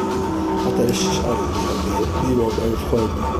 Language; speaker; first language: German; non-native, learner; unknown